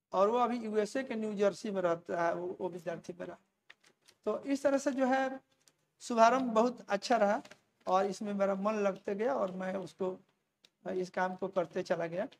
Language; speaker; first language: Hindi; native; Hindi